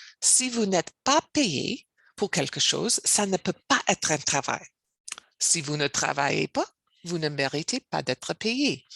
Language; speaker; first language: French; non-native, learner; English